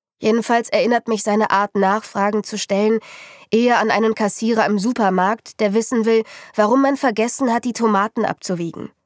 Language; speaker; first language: German; native; German